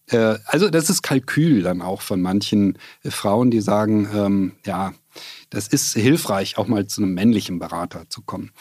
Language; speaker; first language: German; native; German